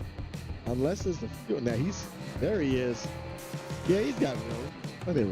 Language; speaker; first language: English; native; English